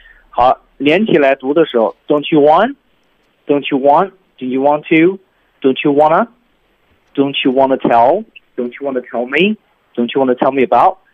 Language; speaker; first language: English; non-native, fluent; Chinese